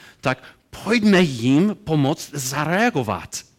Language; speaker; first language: Czech; non-native, learner; English